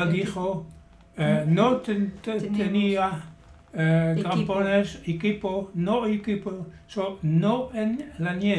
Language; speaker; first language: Spanish; non-native, learner; Dutch